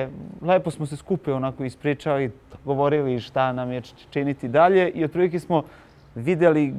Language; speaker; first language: Serbian; native; Serbian